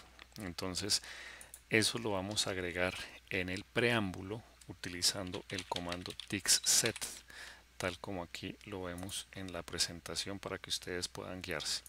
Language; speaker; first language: Spanish; native; Spanish